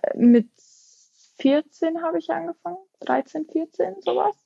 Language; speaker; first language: German; native; German